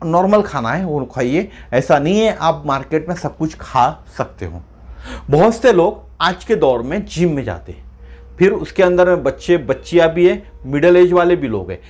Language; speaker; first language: Hindi; non-native, local second language; Marathi